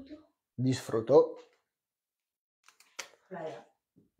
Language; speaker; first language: Spanish; non-native, learner; French